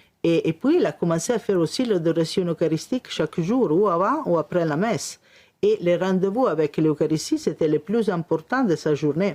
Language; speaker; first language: French; non-native, fluent; Italian